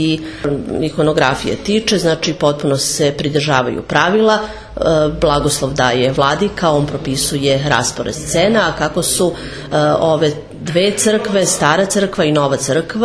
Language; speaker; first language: Serbian; native; Serbian